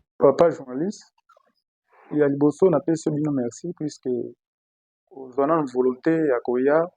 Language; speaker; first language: Lingala; non-native, local second language; Kituba (Democratic Republic of Congo)